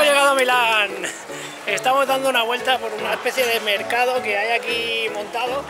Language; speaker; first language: Spanish; native; Spanish